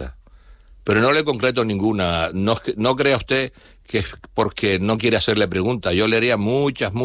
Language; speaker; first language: Spanish; native; Spanish